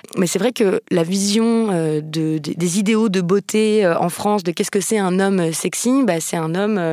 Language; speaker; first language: French; native; French